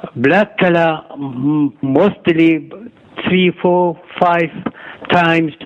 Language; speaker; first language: English; non-native, learner; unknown